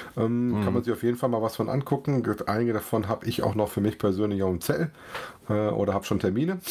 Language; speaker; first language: German; native; German